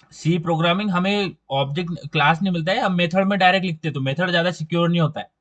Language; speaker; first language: Hindi; non-native, local second language; Marathi